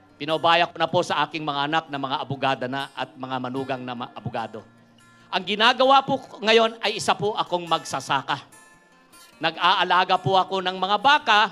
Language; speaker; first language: Filipino; non-native, local second language; Iloko